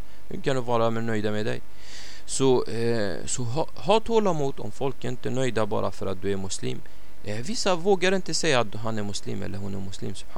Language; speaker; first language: Swedish; non-native, fluent; Arabic